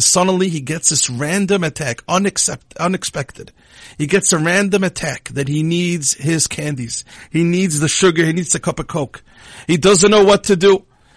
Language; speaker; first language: English; non-native, fluent; Hebrew